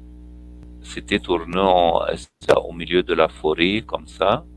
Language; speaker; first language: French; non-native, fluent; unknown